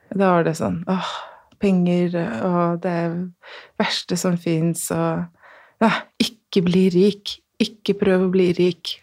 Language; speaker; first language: Norwegian; non-native, fluent; Persian